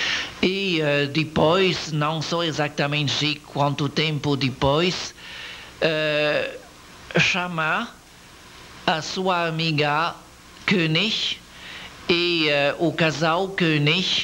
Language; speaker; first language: Portuguese; non-native, learner; French